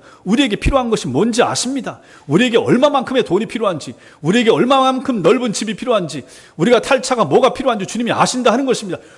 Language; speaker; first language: Korean; native; Korean